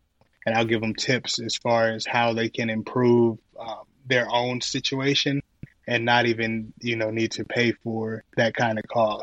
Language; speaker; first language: English; native; English